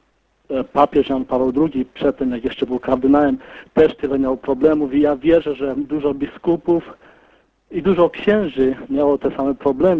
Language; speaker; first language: Polish; early bilingual, heritage; Polish